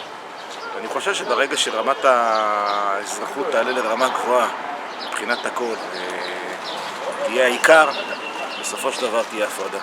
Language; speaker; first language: Hebrew; native; Hebrew